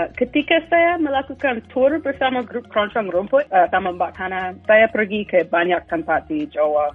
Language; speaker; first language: Indonesian; non-native, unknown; English